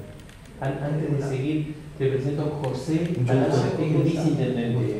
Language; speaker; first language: Spanish; native; Spanish